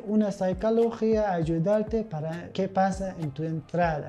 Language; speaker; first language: Spanish; non-native, learner; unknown